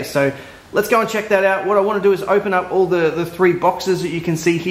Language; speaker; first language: English; native; English